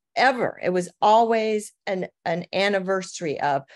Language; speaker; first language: English; native; English